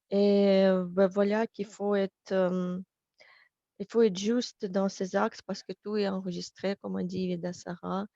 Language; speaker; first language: French; non-native, fluent; Russian